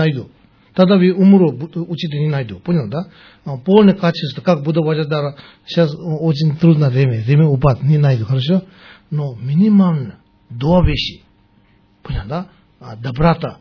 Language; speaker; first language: Russian; non-native, learner; Tibetan